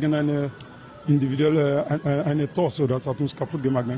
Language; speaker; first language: German; non-native, learner; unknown